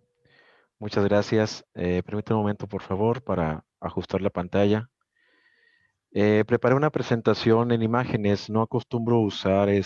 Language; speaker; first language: Spanish; native; Spanish